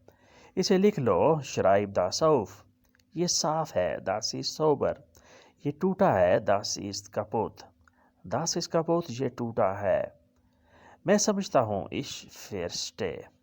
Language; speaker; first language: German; non-native, learner; Urdu